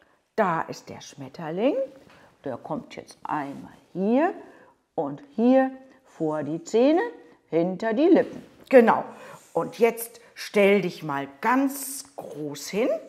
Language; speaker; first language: German; native; German